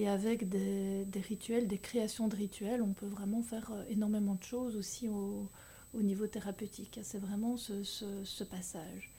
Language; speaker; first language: French; native; French